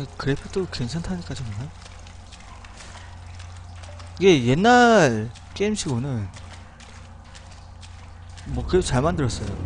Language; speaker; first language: Korean; native; Korean